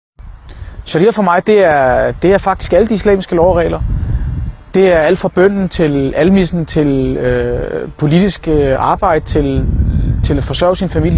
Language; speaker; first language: Danish; native; Danish